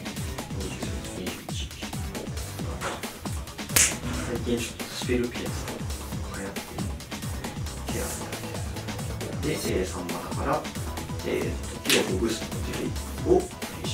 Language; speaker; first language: Japanese; native; Japanese